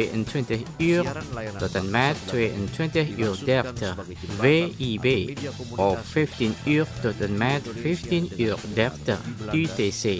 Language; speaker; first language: Dutch; non-native, learner; Indonesian